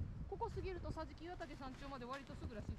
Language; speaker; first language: Japanese; native; Japanese